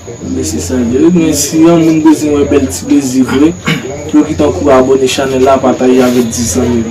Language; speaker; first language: French; non-native, learner; Haitian Creole